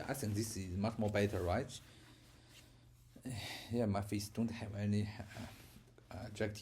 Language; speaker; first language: English; non-native, learner; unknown